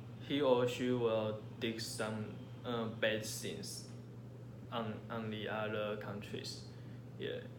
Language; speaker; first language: English; non-native, learner; Chinese